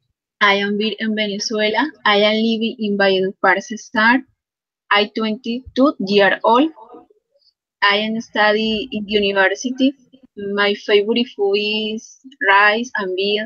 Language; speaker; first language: English; non-native, learner; Spanish